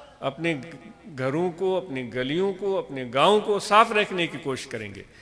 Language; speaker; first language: Urdu; non-native, local second language; Sindhi